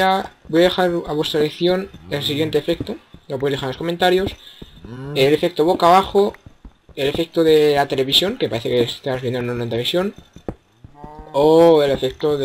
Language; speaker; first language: Spanish; native; Spanish